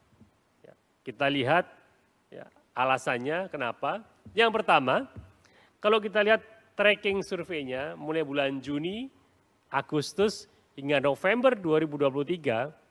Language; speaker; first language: Indonesian; native; Indonesian